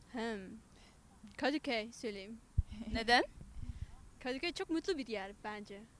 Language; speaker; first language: Turkish; non-native, fluent; Indonesian